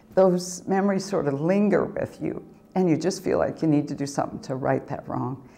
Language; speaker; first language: English; native; English